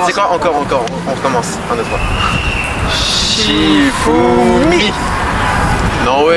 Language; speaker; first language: French; native; French